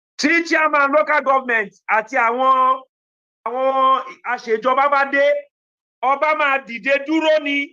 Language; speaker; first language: Yoruba; native; Yoruba